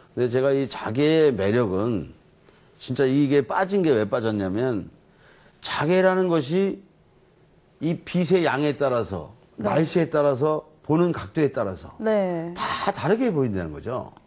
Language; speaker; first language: Korean; native; Korean